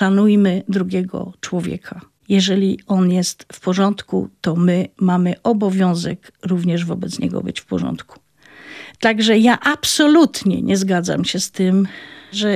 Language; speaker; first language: Polish; non-native, local second language; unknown